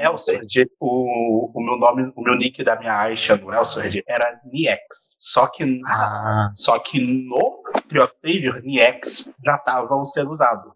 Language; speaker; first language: Portuguese; native; Portuguese